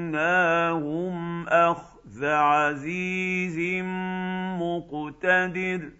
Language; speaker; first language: Arabic; native; Arabic